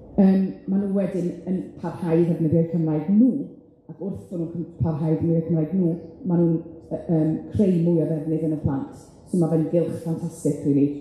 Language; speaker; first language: Welsh; native; Welsh